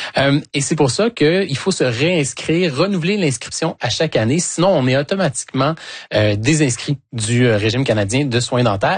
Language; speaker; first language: French; native; French